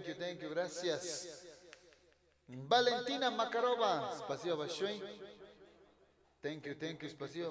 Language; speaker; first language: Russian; non-native, learner; Spanish